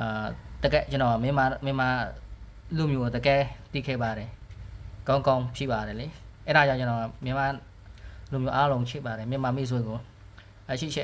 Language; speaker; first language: Burmese; non-native, learner; Khmer